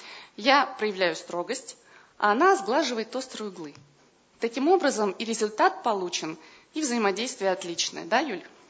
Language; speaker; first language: Russian; native; Russian